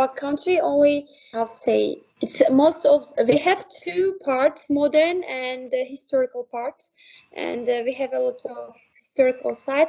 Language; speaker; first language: English; non-native, learner; Uzbek